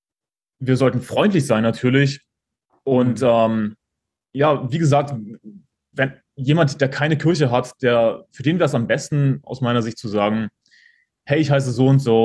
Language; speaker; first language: German; native; German